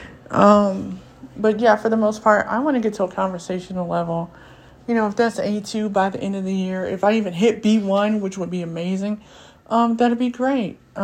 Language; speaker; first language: English; native; English